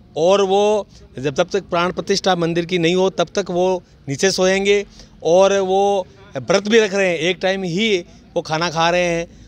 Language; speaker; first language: Hindi; native; Hindi